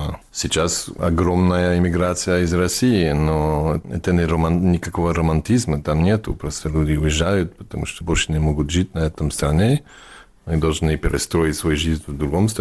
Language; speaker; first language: Russian; non-native, fluent; English